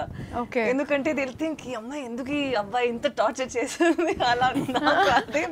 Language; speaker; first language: Telugu; non-native, local second language; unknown